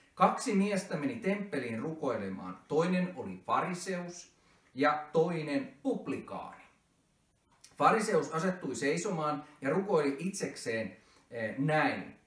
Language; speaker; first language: Finnish; native; Finnish